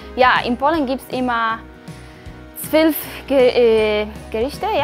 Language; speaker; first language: German; non-native, learner; Polish